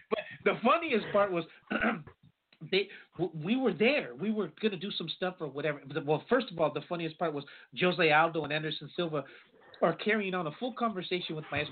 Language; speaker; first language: English; native; English